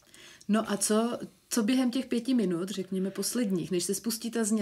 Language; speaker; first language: Czech; native; Czech